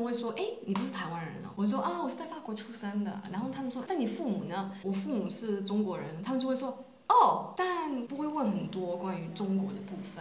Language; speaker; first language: Chinese; early bilingual, heritage; Chinese